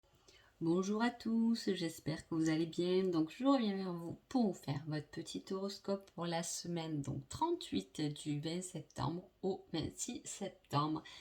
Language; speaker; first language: French; native; French